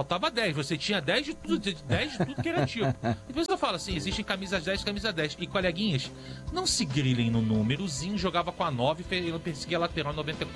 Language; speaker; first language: Portuguese; native; Portuguese